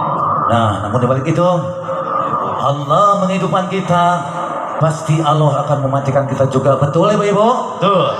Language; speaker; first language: Indonesian; non-native, local second language; Sundanese